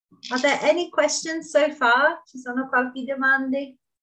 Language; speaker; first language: Italian; non-native, learner; English